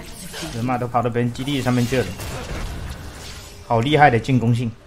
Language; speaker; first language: Chinese; native; Chinese